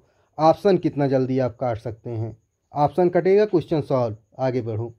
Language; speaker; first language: Hindi; native; Hindi